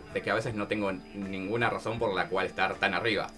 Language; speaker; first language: Spanish; native; Spanish